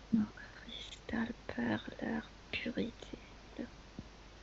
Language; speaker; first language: French; non-native, fluent; Spanish